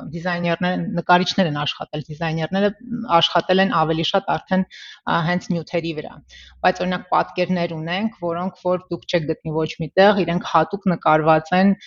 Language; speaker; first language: Armenian; early bilingual, heritage; Armenian